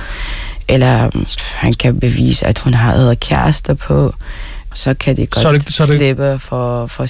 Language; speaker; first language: Danish; non-native, fluent; Arabic